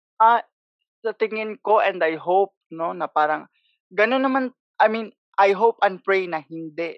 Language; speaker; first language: Filipino; non-native, local second language; Cebuano